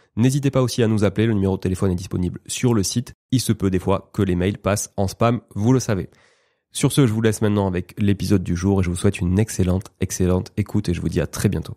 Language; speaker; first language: French; native; French